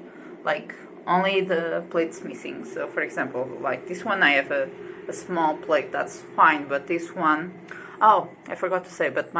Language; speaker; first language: English; non-native, fluent; Portuguese